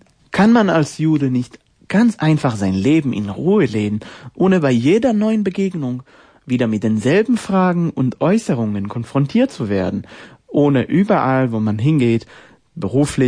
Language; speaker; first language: German; non-native, fluent; Hebrew